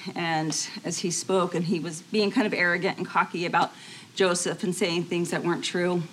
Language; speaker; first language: English; native; English